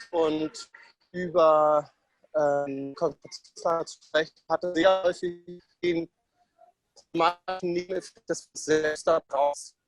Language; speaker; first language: German; non-native, fluent; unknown